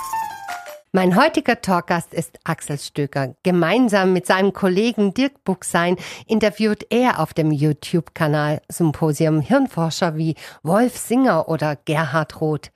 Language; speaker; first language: German; native; German